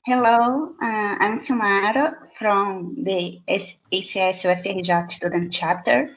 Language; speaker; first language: English; non-native, fluent; Portuguese